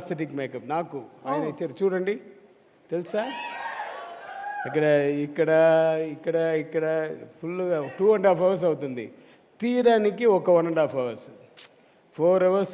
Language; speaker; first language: Telugu; non-native, learner; Tamil